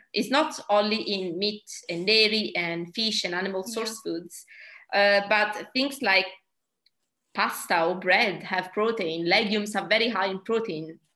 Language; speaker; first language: English; non-native, fluent; Italian